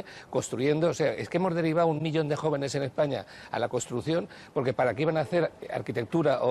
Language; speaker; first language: Spanish; native; Spanish